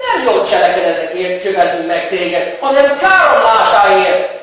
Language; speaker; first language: Hungarian; native; Hungarian